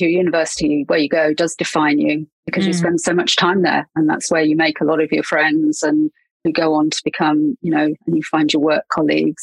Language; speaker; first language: English; native; English